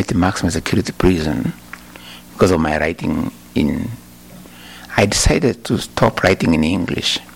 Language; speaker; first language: English; non-native, local second language; Kikuyu